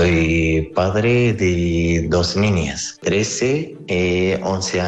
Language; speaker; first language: Spanish; non-native, learner; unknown